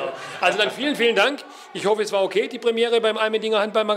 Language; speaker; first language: German; native; German